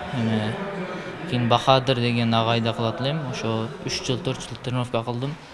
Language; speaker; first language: Kyrgyz; non-native, local second language; Uzbek